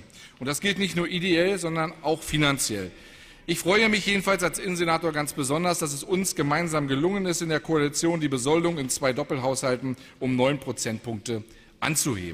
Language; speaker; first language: German; native; German